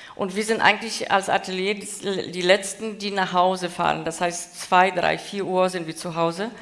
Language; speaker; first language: German; non-native, fluent; Polish